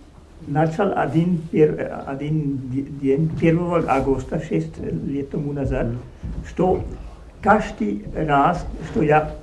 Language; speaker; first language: Russian; non-native, learner; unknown